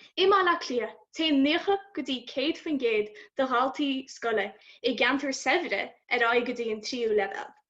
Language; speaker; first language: Irish; native; Irish